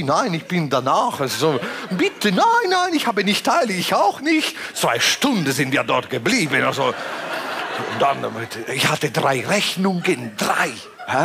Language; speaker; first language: German; non-native, fluent; Italian